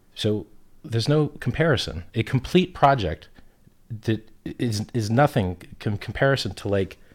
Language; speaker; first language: English; native; English